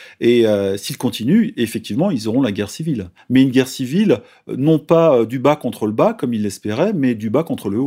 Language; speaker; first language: French; native; French